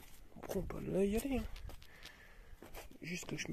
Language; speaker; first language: French; native; French